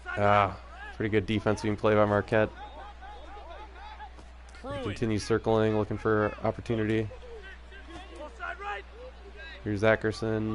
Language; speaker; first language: English; native; English